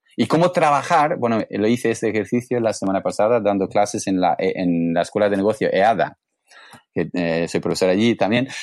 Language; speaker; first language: Spanish; non-native, fluent; English